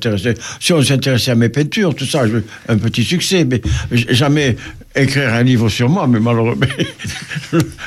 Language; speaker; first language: French; native; French